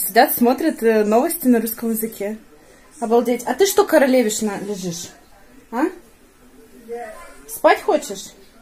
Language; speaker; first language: Russian; native; Russian